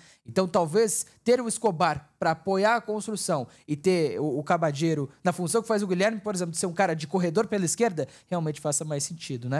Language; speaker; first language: Portuguese; native; Portuguese